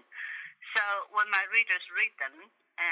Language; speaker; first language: English; non-native, fluent; Chinese